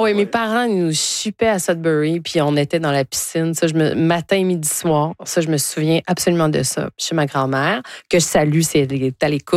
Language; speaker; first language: French; native; French